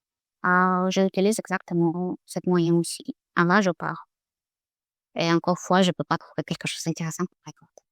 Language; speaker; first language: French; non-native, learner; Russian